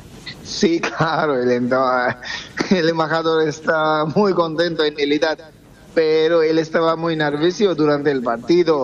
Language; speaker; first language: Spanish; non-native, fluent; Bangla